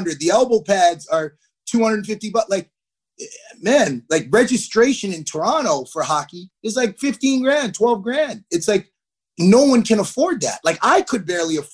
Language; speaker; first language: English; native; English